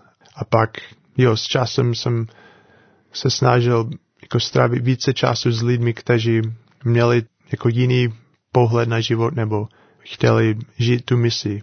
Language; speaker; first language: Czech; non-native, learner; English